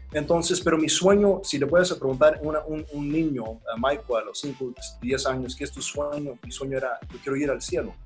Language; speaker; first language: Spanish; early bilingual, heritage; Spanish